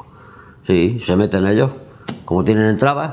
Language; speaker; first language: Spanish; native; Spanish